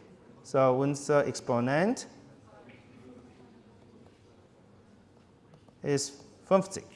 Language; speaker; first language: German; non-native, fluent; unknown